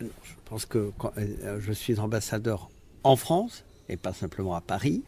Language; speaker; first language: French; non-native, fluent; Spanish